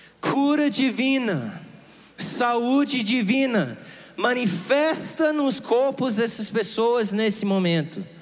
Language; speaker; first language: Portuguese; non-native, fluent; English